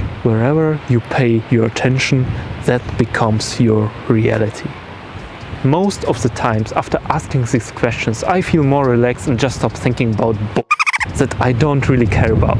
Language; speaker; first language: English; non-native, fluent; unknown